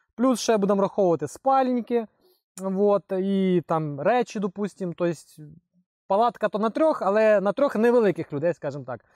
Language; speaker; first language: Ukrainian; non-native, local second language; Russian